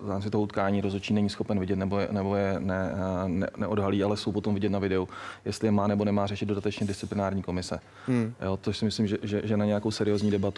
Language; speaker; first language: Czech; native; Czech